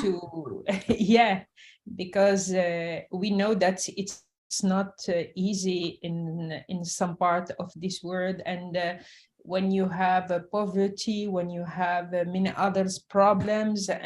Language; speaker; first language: English; non-native, fluent; French